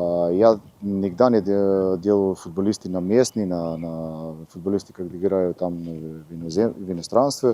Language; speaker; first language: Russian; non-native, learner; Macedonian